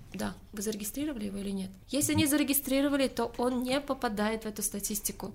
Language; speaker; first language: Russian; non-native, local second language; Tajik